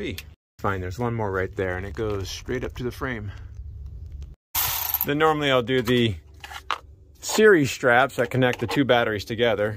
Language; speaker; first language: English; native; English